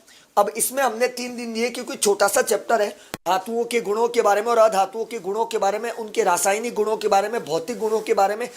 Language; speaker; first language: Hindi; native; Hindi